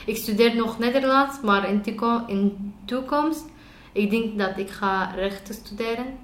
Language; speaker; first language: Dutch; non-native, learner; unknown